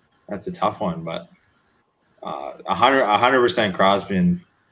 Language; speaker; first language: English; native; English